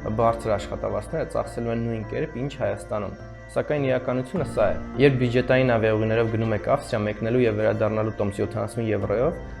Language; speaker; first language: Armenian; native; Armenian